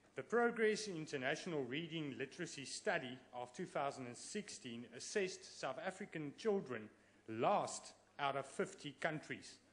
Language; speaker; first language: English; non-native, local second language; Afrikaans